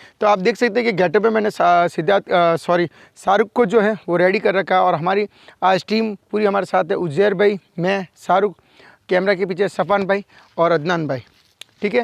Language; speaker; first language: Hindi; native; Hindi